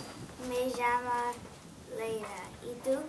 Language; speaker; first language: Spanish; non-native, learner; English